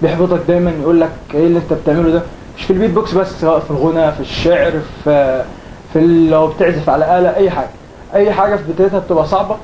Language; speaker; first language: Arabic; native; Arabic